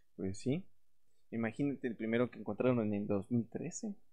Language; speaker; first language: Spanish; native; Spanish